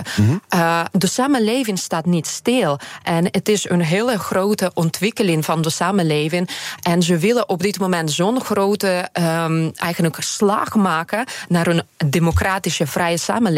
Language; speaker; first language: Dutch; non-native, fluent; Ukrainian